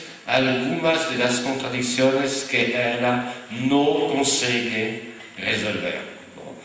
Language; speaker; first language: Spanish; non-native, fluent; French